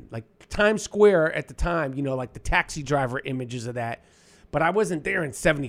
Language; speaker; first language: English; native; English